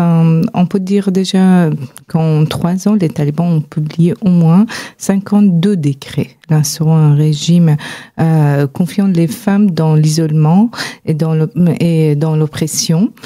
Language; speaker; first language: French; non-native, fluent; Persian